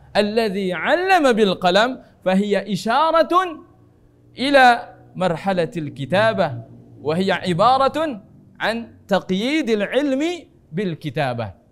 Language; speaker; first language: Arabic; non-native, fluent; Indonesian